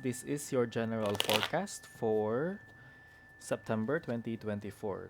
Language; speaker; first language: English; non-native, local second language; Filipino